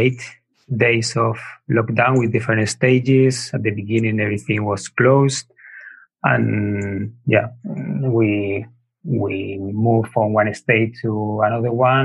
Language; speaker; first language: English; non-native, fluent; Spanish